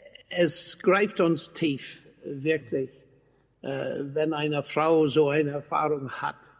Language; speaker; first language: German; non-native, fluent; English